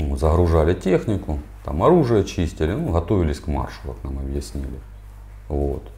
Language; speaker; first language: Russian; native; Russian